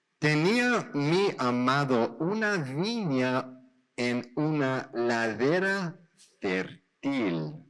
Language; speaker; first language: Spanish; non-native, learner; English